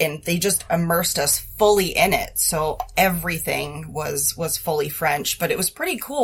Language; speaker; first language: English; native; English